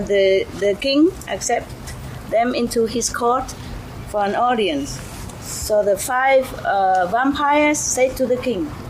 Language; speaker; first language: English; non-native, fluent; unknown